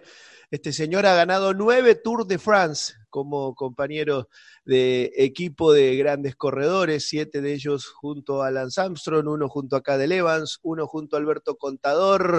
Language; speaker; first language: Spanish; native; Spanish